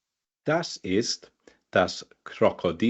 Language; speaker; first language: German; non-native, learner; Welsh